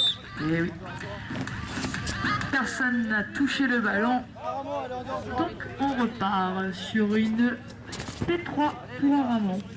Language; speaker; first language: French; native; French